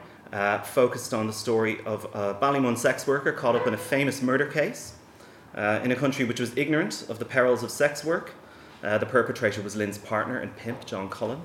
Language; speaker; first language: English; native; English